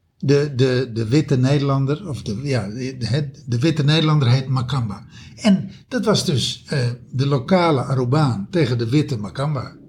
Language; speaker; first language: Dutch; early bilingual, other home language; German